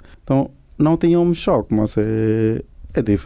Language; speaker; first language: Portuguese; non-native, learner; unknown